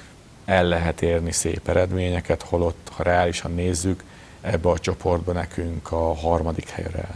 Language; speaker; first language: Hungarian; native; Hungarian